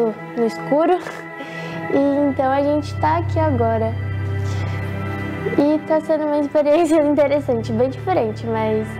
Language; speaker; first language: Portuguese; native; Portuguese